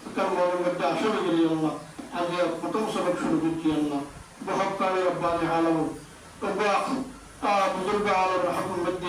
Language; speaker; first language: Arabic; non-native, learner; Bangla